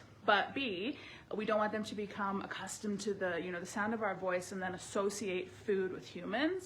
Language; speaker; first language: English; native; English